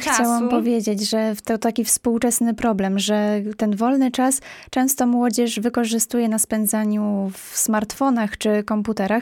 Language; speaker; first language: Polish; native; Polish